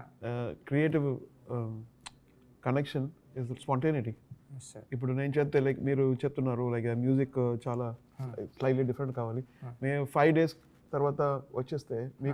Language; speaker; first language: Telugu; non-native, local second language; Tamil